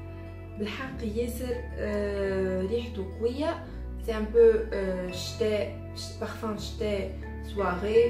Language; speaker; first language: Arabic; native; Arabic